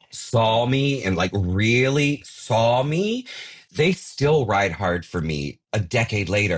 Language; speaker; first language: English; native; English